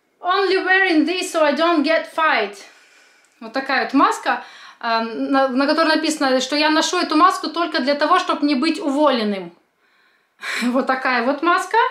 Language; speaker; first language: Russian; native; Russian